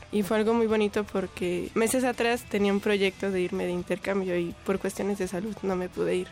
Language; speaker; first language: Spanish; native; Spanish